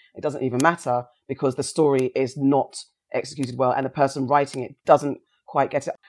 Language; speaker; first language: English; native; English